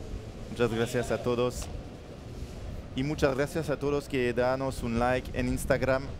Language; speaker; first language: Spanish; non-native, learner; French